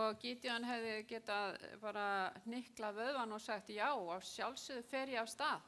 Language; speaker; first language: Icelandic; non-native, fluent; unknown